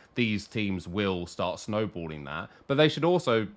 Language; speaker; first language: English; native; English